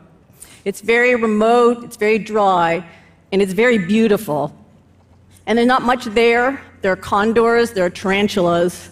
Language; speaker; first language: English; native; English